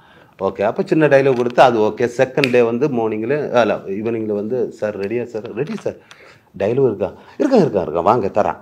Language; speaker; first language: Tamil; non-native, learner; Malayalam